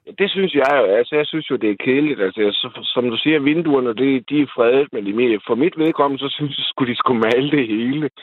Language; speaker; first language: Danish; native; Danish